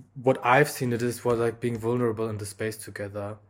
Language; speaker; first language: English; non-native, fluent; German